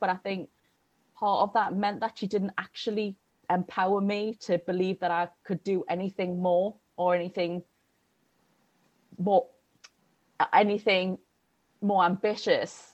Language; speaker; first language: English; native; English